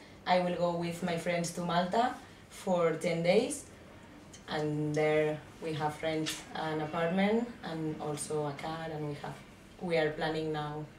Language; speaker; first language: English; non-native, learner; Spanish